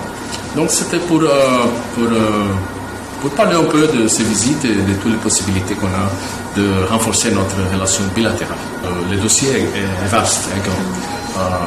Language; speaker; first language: French; non-native, fluent; Portuguese